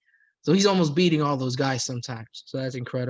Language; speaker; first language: English; native; English